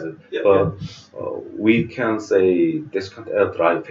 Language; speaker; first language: English; non-native, learner; Korean